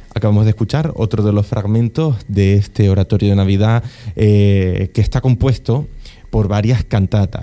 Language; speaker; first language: Spanish; native; Spanish